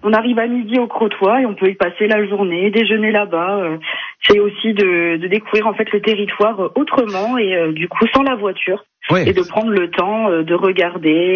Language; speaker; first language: French; native; French